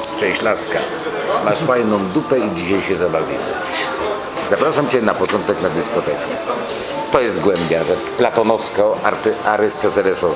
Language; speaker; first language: Polish; native; Polish